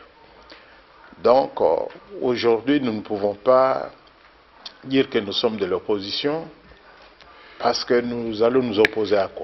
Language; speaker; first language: French; non-native, local second language; Luba-Lulua